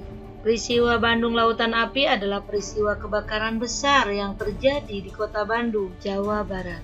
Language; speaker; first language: Indonesian; native; Indonesian